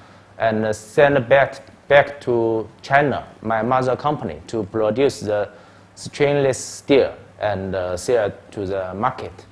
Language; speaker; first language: English; non-native, learner; Chinese